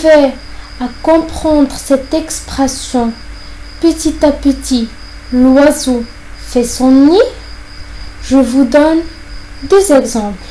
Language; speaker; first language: French; non-native, fluent; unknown